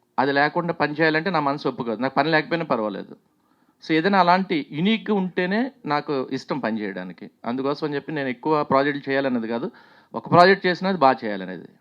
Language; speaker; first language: Telugu; native; Telugu